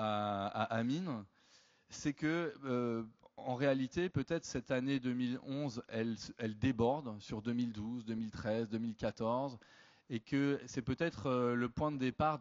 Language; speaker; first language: French; native; French